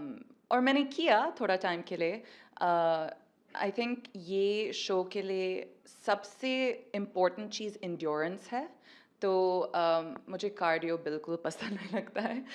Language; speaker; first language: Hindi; non-native, learner; English